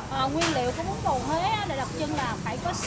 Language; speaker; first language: Vietnamese; non-native, local second language; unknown